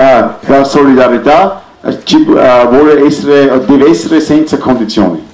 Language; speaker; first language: Italian; non-native, fluent; Arabic